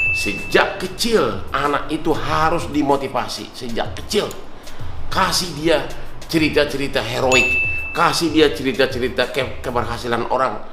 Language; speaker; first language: Indonesian; non-native, local second language; Batak Toba